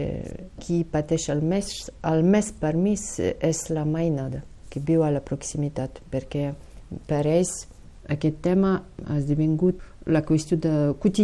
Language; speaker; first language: Catalan; non-native, fluent; Ukrainian